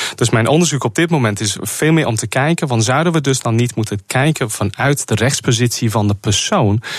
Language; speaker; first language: Dutch; non-native, fluent; English